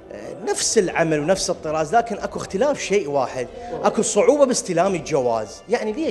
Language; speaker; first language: Arabic; native; Arabic